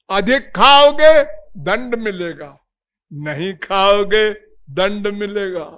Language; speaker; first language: Hindi; native; Hindi